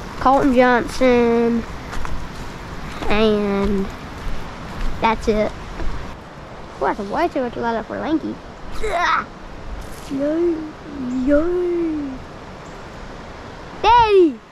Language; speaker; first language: English; native; English